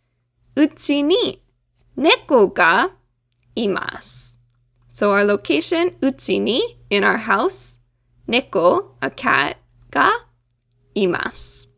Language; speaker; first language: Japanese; non-native, fluent; English